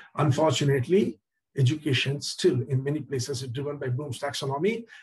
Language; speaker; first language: English; non-native, local second language; Tamil